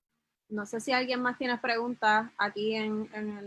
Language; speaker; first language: Spanish; native; Spanish